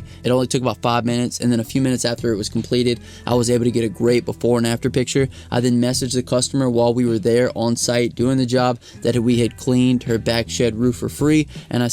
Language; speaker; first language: English; native; English